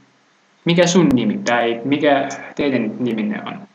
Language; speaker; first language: Finnish; non-native, fluent; Russian